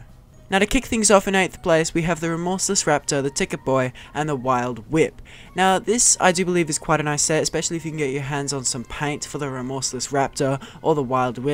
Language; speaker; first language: English; native; English